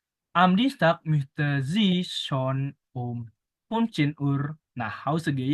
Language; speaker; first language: German; non-native, learner; Indonesian